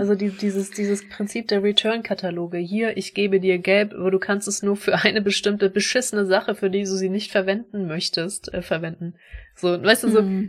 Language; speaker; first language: German; native; German